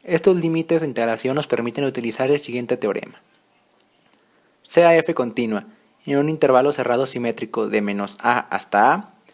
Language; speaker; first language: Spanish; native; Spanish